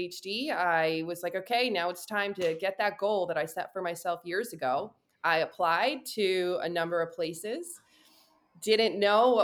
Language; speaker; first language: English; native; English